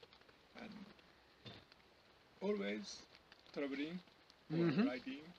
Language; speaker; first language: English; non-native, learner; Japanese